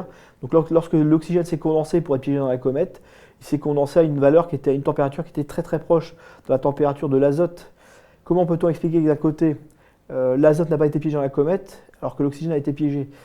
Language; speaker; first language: French; native; French